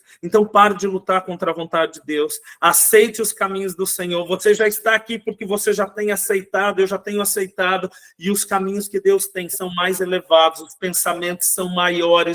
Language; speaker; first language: Portuguese; native; Portuguese